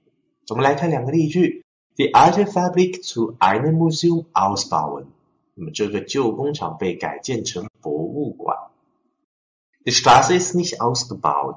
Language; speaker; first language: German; non-native, fluent; Chinese